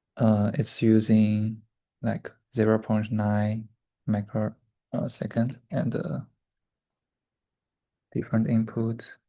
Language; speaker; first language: English; non-native, learner; Chinese